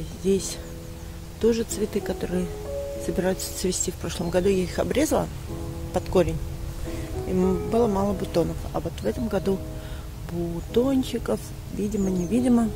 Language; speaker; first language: Russian; native; Russian